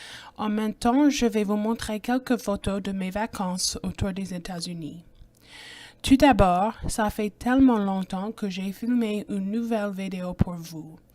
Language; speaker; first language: French; non-native, fluent; English